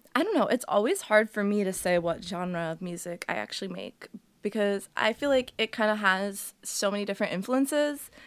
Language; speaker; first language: English; early bilingual, other home language; Portuguese